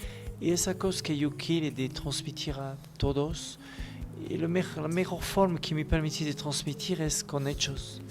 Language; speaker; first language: Spanish; non-native, learner; French